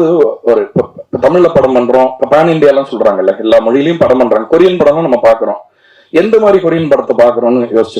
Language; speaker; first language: Tamil; native; Tamil